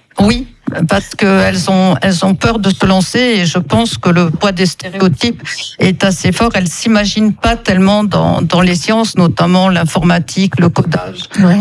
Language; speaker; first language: French; native; French